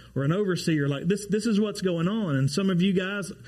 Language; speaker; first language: English; native; English